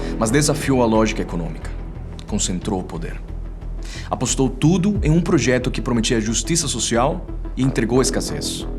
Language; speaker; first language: Portuguese; non-native, fluent; Spanish